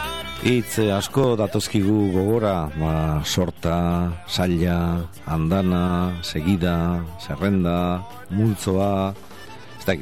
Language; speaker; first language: Basque; native; Basque